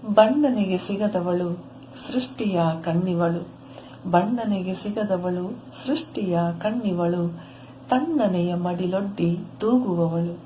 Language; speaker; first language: Kannada; native; Kannada